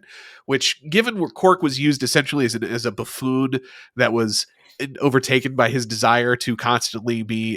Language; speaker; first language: English; native; English